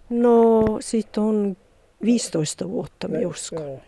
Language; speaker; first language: Finnish; early bilingual, heritage; Finnish